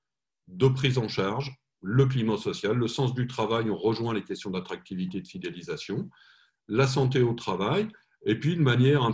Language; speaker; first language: French; native; French